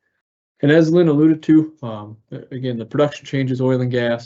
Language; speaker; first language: English; native; English